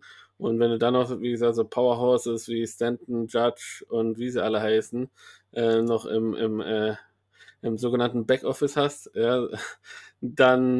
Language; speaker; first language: German; native; German